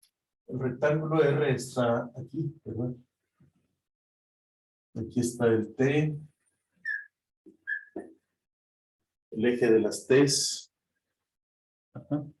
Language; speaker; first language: Spanish; native; Spanish